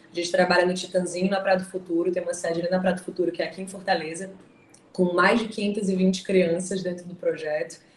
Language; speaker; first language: Portuguese; native; Portuguese